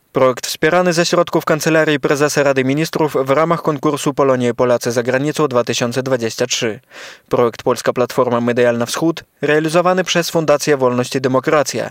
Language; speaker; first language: Polish; non-native, local second language; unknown